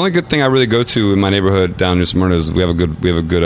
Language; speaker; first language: English; native; English